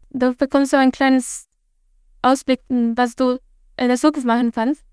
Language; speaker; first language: German; non-native, fluent; Spanish